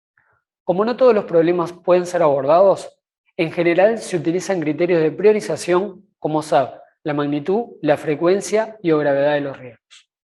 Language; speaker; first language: Spanish; native; Spanish